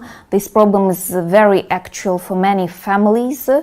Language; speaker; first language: English; non-native, fluent; Russian